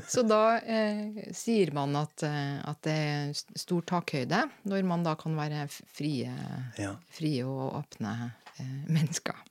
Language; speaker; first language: Norwegian; native; Norwegian